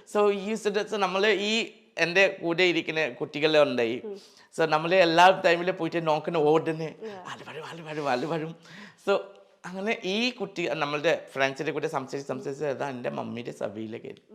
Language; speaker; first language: Malayalam; non-native, local second language; Assamese